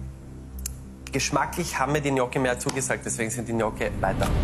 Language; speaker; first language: German; native; German